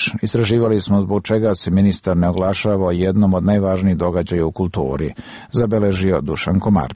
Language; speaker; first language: Serbian; native; Serbian